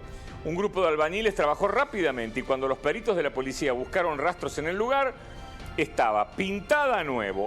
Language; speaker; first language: Spanish; native; Spanish